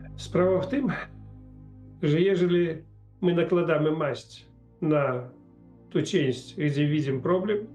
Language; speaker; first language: Polish; non-native, learner; Russian